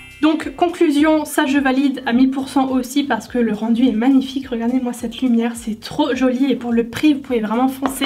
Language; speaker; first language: French; native; French